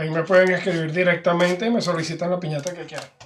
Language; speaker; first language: Spanish; native; Spanish